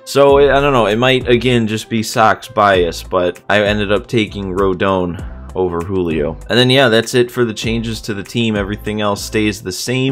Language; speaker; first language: English; native; English